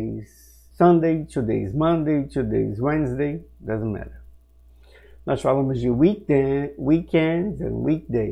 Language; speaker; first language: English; non-native, fluent; Portuguese